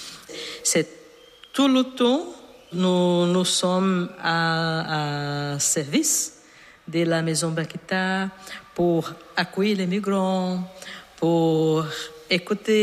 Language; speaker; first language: French; non-native, learner; Portuguese